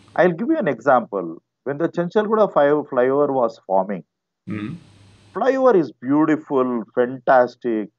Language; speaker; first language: English; non-native, local second language; Telugu